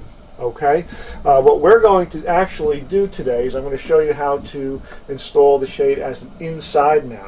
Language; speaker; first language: English; native; English